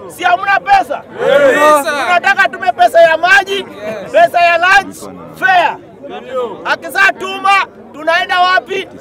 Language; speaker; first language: Swahili; native; Swahili